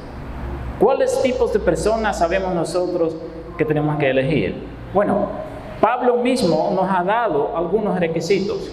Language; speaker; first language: Spanish; non-native, fluent; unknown